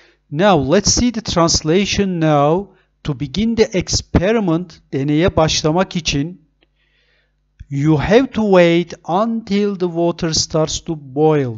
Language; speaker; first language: English; non-native, fluent; Turkish